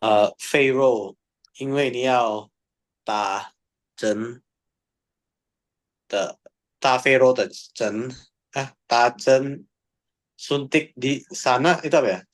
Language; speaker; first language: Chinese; non-native, learner; Indonesian